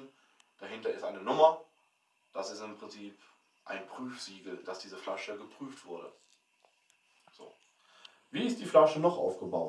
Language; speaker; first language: German; native; German